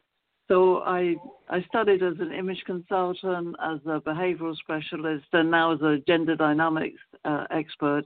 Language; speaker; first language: English; native; English